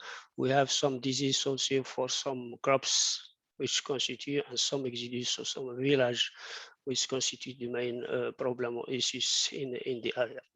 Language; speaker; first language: English; non-native, fluent; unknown